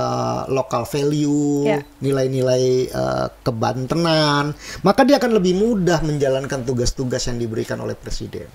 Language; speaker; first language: Indonesian; native; Indonesian